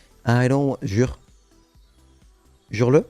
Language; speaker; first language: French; native; French